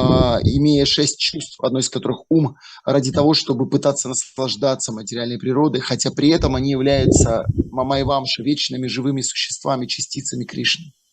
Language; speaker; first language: Russian; native; Russian